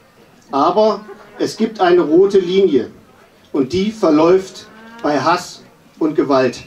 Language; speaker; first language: German; native; German